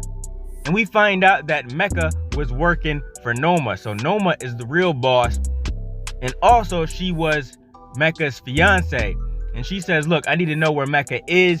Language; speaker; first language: English; native; English